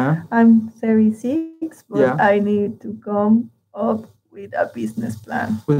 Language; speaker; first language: English; non-native, learner; Spanish